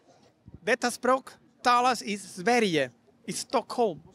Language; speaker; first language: Swedish; non-native, learner; Italian